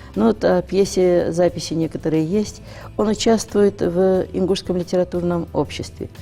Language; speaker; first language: Russian; non-native, local second language; Ingush